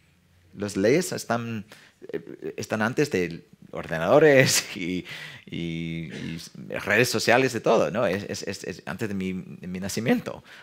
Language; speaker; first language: Spanish; non-native, fluent; English